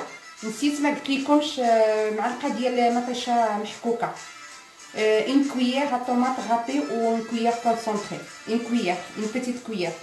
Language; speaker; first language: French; non-native, local second language; Arabic